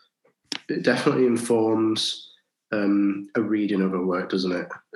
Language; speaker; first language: English; native; English